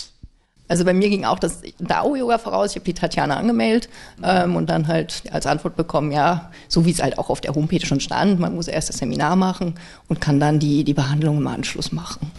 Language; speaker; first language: German; native; German